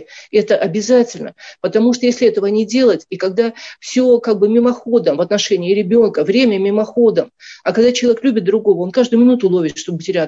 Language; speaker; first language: Russian; native; Russian